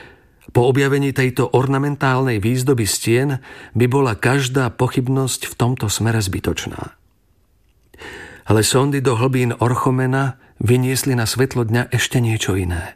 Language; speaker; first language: Slovak; native; Slovak